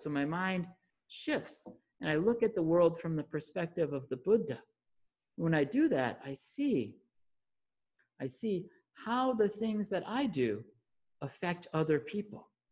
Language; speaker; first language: English; native; English